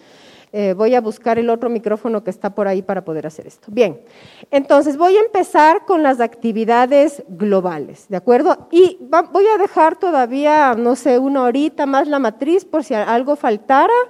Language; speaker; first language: Spanish; native; Spanish